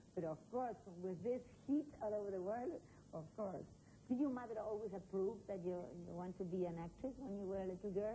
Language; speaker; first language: English; non-native, learner; Spanish